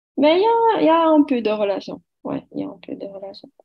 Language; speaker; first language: French; non-native, learner; Portuguese